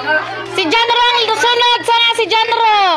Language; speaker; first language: Filipino; non-native, local second language; Bikol